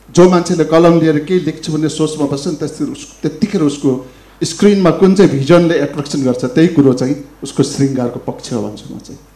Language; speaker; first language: Nepali; non-native, local second language; Limbu